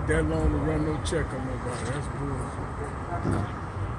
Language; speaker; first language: English; native; English